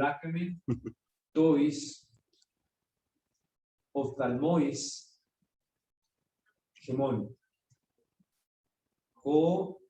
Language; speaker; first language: Spanish; native; Spanish